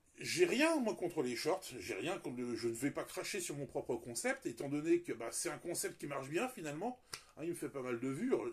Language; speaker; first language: French; native; French